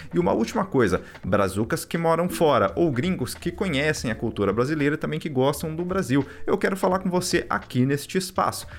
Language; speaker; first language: Portuguese; native; Portuguese